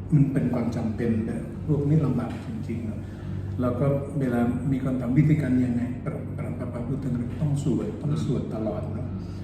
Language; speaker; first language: Thai; non-native, fluent; Indonesian